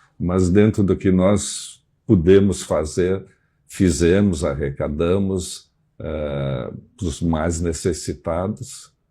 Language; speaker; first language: Portuguese; native; Portuguese